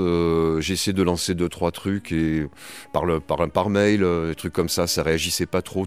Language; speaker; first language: French; native; French